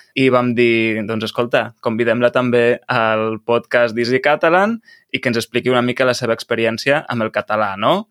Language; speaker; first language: Catalan; native; Catalan